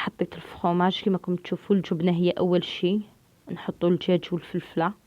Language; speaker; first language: Arabic; native; Arabic